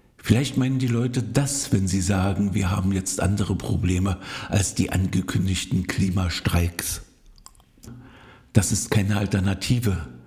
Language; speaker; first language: German; native; German